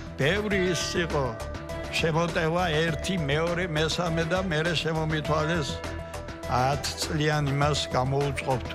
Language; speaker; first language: Georgian; native; Georgian